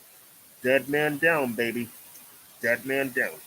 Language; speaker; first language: English; native; English